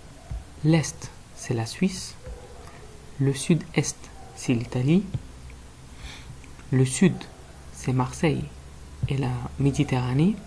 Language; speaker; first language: French; non-native, fluent; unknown